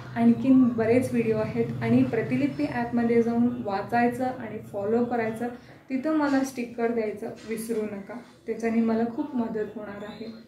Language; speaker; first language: Marathi; non-native, local second language; Kannada